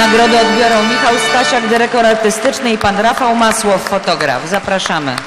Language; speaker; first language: Polish; native; Polish